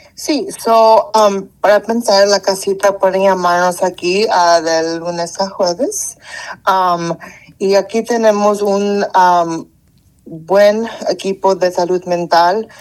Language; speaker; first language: Spanish; early bilingual, heritage; Spanish